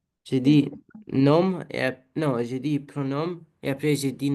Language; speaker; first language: French; non-native, learner; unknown